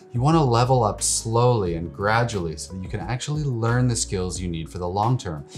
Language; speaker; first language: English; native; English